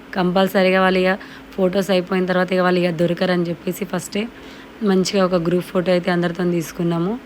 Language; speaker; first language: Telugu; non-native, local second language; Lambadi